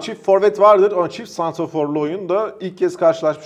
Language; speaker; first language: Turkish; native; Turkish